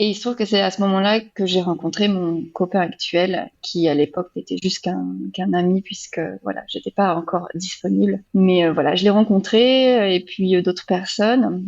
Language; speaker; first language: French; native; French